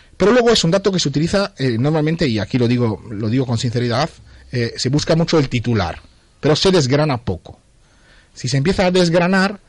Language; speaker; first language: Spanish; non-native, fluent; Italian